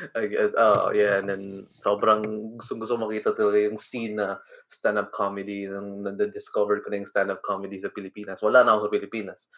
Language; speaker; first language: Filipino; non-native, local second language; Cebuano